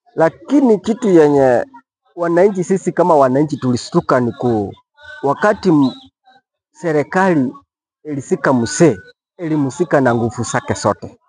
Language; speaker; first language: Swahili; non-native, local second language; Gusii